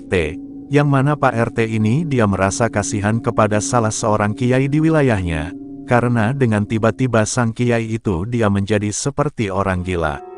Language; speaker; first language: Indonesian; native; Indonesian